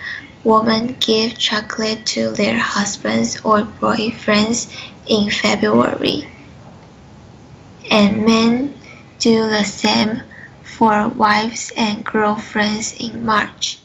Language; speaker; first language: English; non-native, learner; Chinese